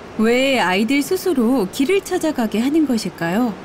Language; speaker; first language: Korean; native; Korean